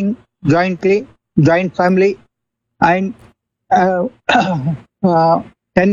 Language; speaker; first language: English; non-native, local second language; Kannada